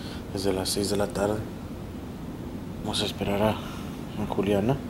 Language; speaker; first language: Spanish; native; Spanish